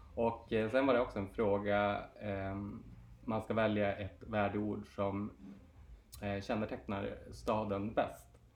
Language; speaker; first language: Swedish; native; Swedish